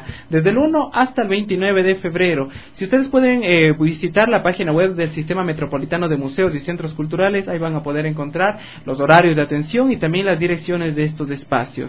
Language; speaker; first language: Spanish; native; Spanish